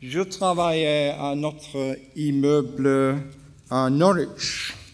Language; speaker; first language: French; non-native, learner; English